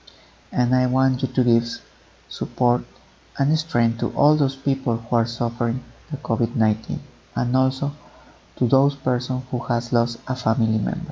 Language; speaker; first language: English; non-native, fluent; Spanish